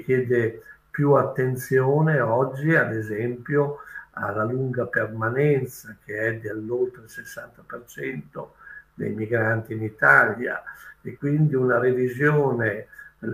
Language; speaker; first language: Italian; native; Italian